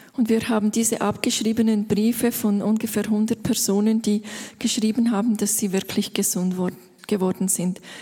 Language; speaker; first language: German; native; German